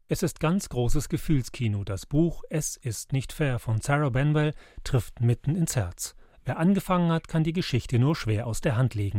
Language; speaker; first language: German; native; German